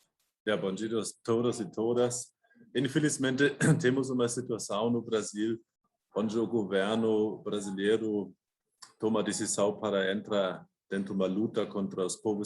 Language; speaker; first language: Portuguese; non-native, fluent; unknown